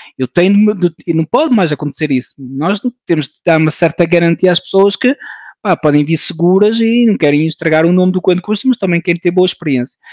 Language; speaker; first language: Portuguese; early bilingual, heritage; Portuguese